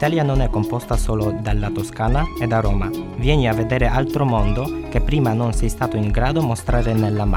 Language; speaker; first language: Italian; non-native, fluent; Polish